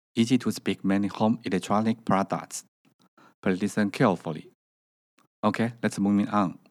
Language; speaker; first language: English; non-native, learner; Chinese